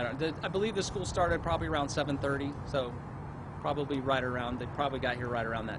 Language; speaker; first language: English; native; English